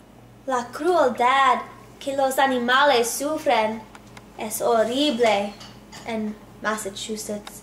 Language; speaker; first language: Spanish; non-native, learner; English